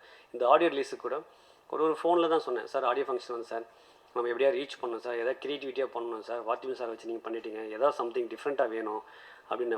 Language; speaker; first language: Tamil; native; Tamil